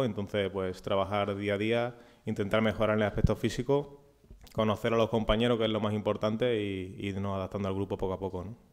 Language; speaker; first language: Spanish; native; Spanish